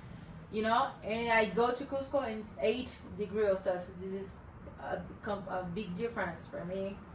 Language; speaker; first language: English; non-native, learner; Portuguese